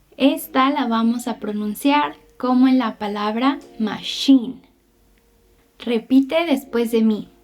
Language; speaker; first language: Spanish; native; Spanish